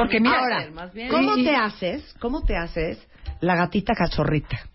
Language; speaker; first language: Spanish; native; Spanish